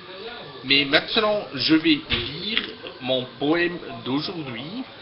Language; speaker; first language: French; non-native, fluent; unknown